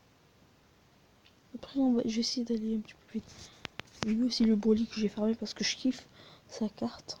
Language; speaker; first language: French; native; French